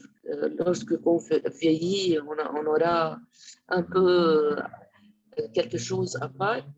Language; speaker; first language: French; non-native, local second language; Arabic